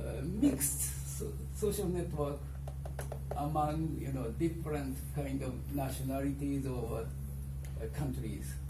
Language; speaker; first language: English; non-native, fluent; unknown